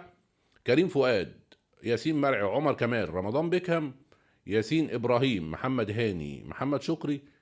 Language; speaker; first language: Arabic; native; Arabic